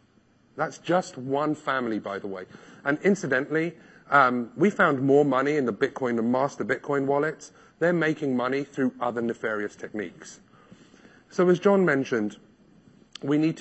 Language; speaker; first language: English; native; English